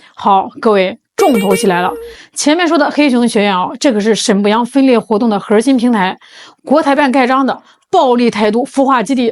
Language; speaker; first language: Chinese; native; Chinese